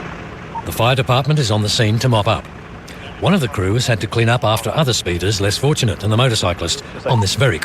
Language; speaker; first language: English; native; English